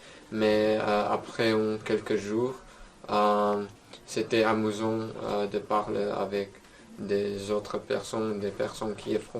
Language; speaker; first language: French; non-native, learner; Croatian